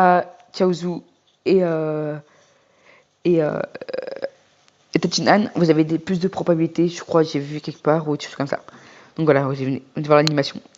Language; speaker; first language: French; native; French